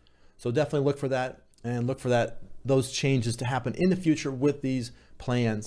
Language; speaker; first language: English; native; English